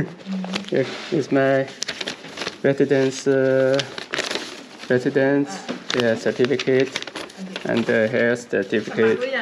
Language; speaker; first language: English; non-native, learner; Chinese